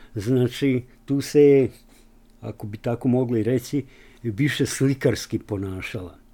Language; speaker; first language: Serbian; non-native, local second language; Slovak